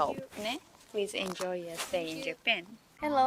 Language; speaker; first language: English; non-native, fluent; Japanese